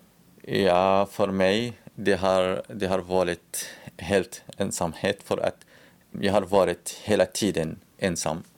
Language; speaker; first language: Swedish; non-native, learner; Arabic